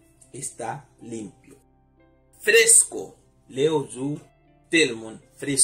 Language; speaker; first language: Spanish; non-native, fluent; Haitian Creole